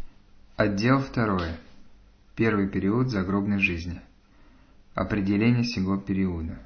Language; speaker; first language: Russian; native; Russian